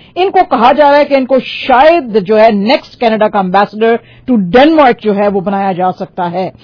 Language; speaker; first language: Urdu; non-native, local second language; Punjabi